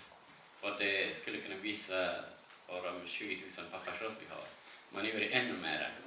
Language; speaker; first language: Swedish; non-native, learner; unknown